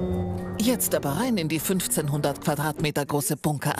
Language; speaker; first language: German; native; German